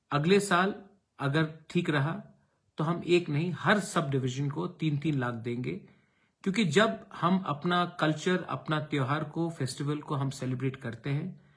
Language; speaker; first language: Hindi; non-native, local second language; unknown